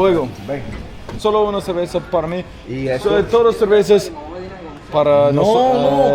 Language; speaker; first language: Spanish; non-native, learner; English